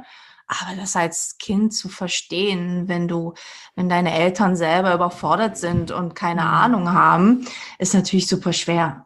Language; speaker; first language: German; early bilingual, other home language; Portuguese